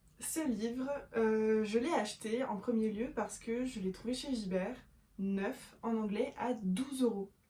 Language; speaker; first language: French; native; French